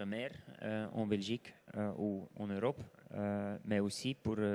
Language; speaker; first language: French; non-native, local second language; Dutch